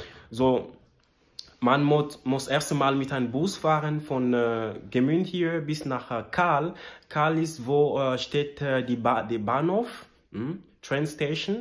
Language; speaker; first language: German; non-native, learner; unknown